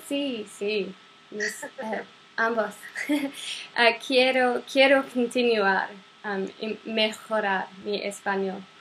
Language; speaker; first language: Spanish; non-native, learner; English